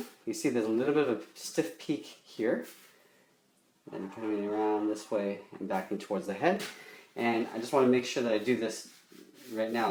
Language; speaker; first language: English; native; English